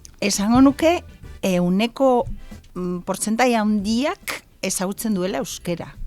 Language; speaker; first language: Basque; non-native, local second language; Spanish